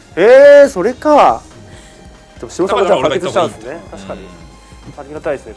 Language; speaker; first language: Japanese; native; Japanese